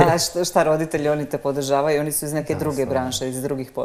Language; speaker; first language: Serbian; native; Serbian